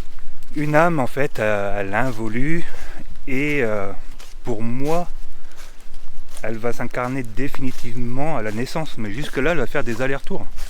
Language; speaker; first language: French; native; French